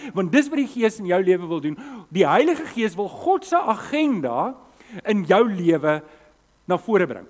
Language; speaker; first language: Afrikaans; native; Afrikaans